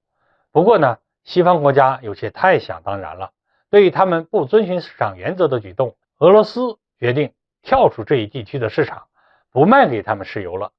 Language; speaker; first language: Chinese; native; Chinese